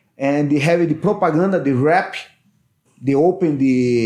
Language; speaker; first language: English; non-native, learner; Portuguese